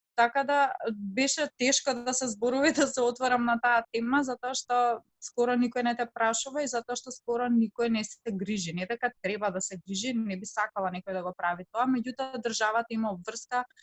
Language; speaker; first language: Macedonian; native; Macedonian